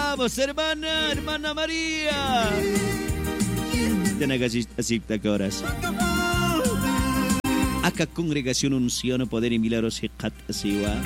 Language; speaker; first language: Spanish; non-native, local second language; Aymara